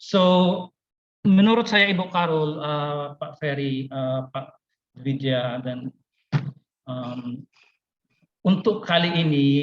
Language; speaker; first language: Indonesian; non-native, fluent; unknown